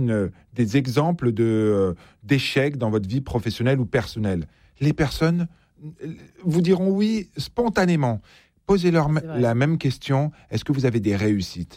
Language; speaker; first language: French; native; French